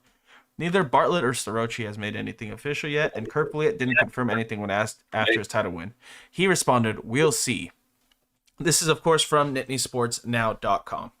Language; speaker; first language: English; native; English